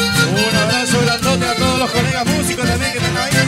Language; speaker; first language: Spanish; native; Spanish